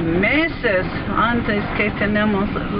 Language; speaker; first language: Spanish; non-native, learner; English